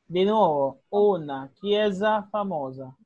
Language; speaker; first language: Italian; non-native, learner; Spanish